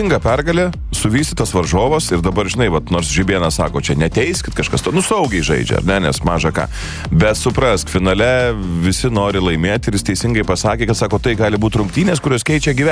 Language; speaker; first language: Lithuanian; native; Lithuanian